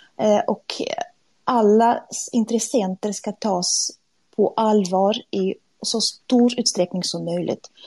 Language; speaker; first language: Swedish; non-native, fluent; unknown